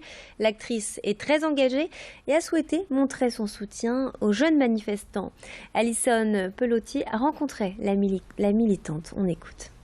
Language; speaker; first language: French; native; French